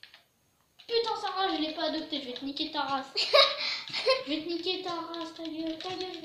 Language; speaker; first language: French; native; French